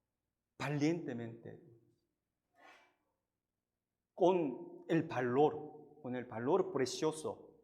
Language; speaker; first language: Spanish; non-native, fluent; Korean